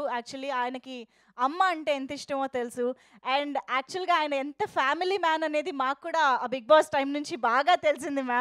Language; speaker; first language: Telugu; native; Telugu